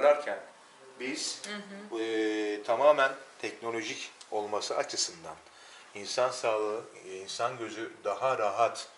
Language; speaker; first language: Turkish; native; Turkish